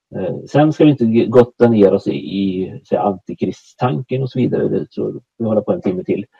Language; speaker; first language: Swedish; native; Swedish